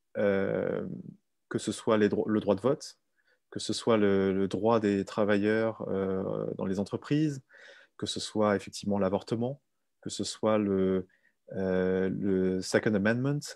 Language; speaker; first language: French; native; French